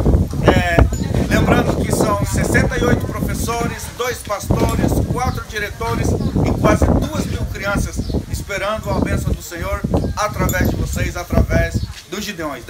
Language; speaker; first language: Portuguese; native; Portuguese